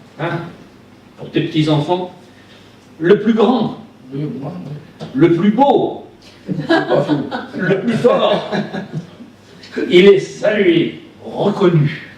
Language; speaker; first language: French; native; French